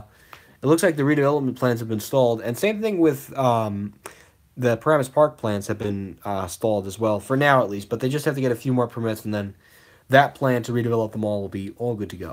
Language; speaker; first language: English; native; English